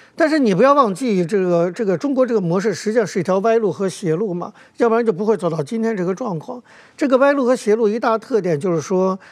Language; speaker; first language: Chinese; native; Chinese